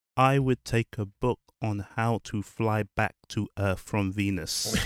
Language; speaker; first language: English; early bilingual, other home language; Yoruba